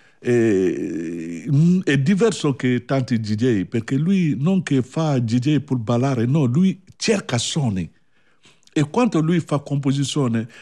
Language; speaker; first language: Italian; non-native, learner; Bambara